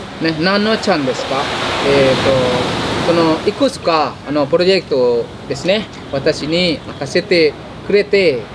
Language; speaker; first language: Japanese; non-native, fluent; Indonesian